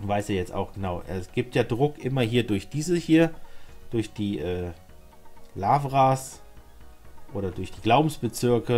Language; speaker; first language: German; native; German